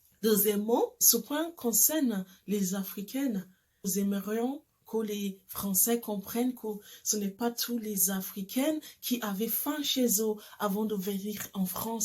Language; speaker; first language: French; non-native, fluent; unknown